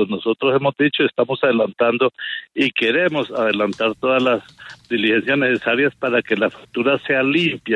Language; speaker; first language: Spanish; native; Spanish